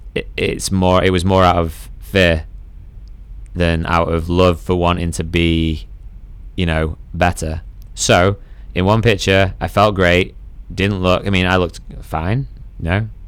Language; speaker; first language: English; native; English